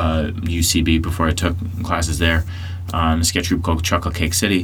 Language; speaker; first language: English; native; English